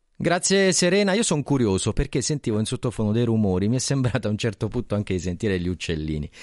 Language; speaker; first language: Italian; native; Italian